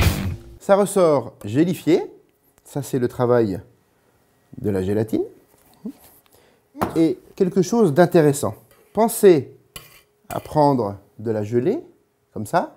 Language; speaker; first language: French; native; French